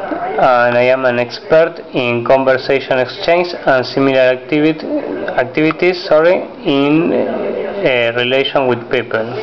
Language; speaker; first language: English; non-native, learner; Spanish